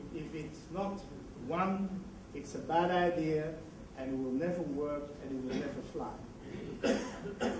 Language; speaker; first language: English; non-native, fluent; Dutch